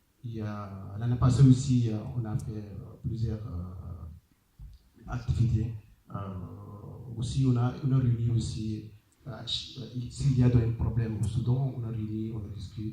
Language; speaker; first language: French; non-native, learner; Arabic